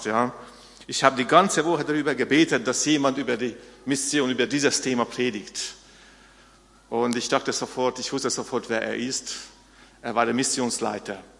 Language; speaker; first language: German; non-native, fluent; Hungarian